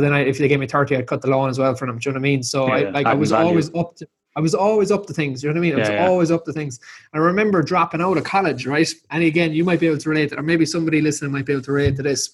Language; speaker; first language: English; native; English